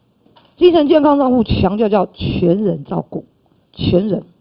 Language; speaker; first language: Chinese; native; Chinese